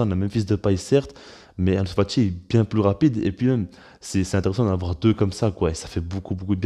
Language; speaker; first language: French; native; French